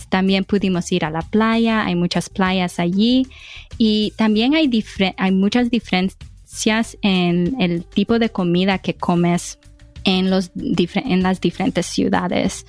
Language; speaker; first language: Spanish; early bilingual, heritage; Spanish